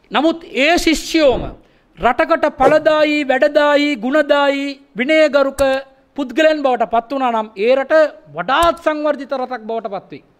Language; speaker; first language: Sinhala; non-native, local second language; Tamil